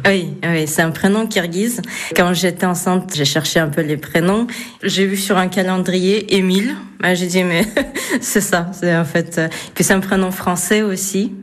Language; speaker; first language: French; non-native, fluent; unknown